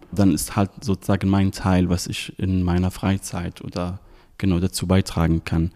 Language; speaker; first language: German; non-native, fluent; Arabic